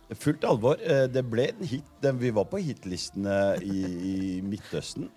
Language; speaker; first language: Norwegian; early bilingual, other home language; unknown